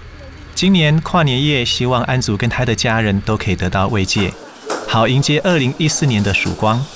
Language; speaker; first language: Chinese; native; Chinese